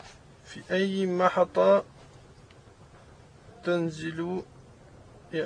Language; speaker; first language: Arabic; non-native, learner; French